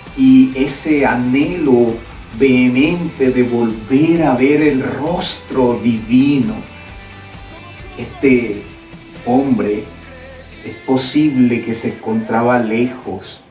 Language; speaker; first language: Spanish; native; Spanish